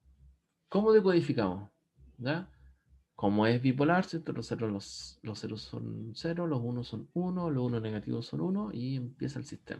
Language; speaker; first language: Spanish; native; Spanish